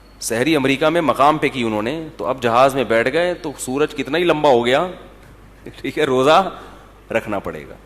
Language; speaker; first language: Urdu; native; Urdu